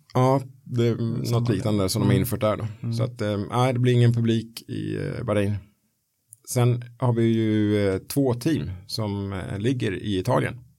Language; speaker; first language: Swedish; native; Swedish